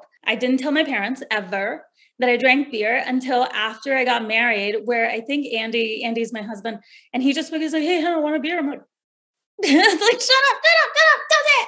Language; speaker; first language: English; non-native, local second language; Hindi